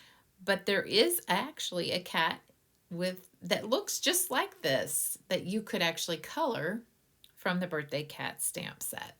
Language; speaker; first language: English; native; English